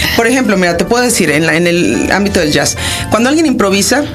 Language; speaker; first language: Spanish; native; Spanish